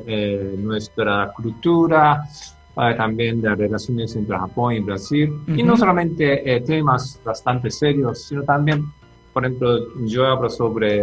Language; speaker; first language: Spanish; non-native, fluent; Japanese